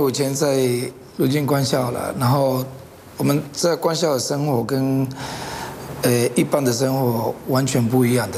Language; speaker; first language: Chinese; non-native, fluent; Spanish